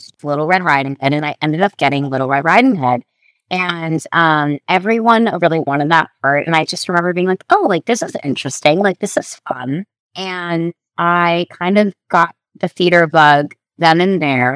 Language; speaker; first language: English; native; English